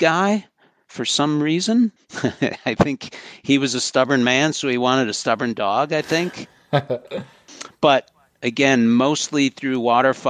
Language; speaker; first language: English; native; English